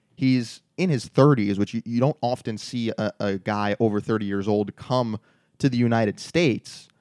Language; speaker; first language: English; native; English